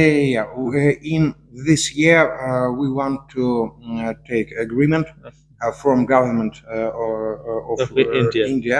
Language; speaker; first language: English; non-native, learner; Russian